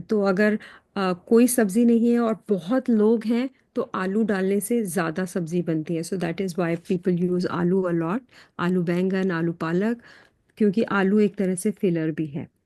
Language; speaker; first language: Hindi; native; Hindi